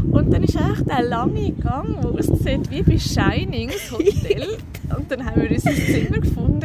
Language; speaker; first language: German; native; German